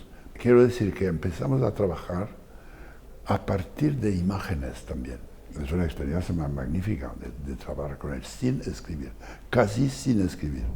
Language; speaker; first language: Spanish; non-native, fluent; French